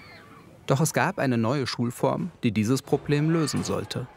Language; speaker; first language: German; native; German